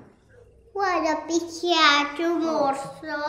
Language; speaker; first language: Italian; early bilingual, other home language; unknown